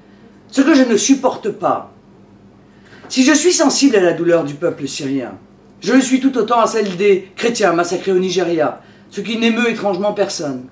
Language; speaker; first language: French; native; French